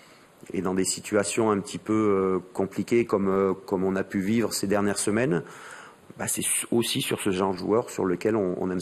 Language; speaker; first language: French; native; French